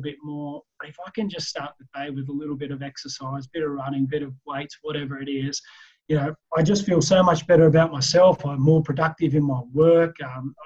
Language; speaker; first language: English; native; English